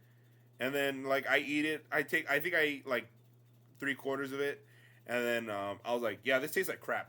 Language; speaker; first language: English; native; English